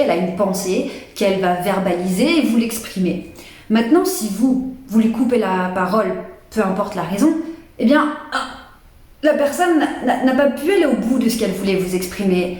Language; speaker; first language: French; native; French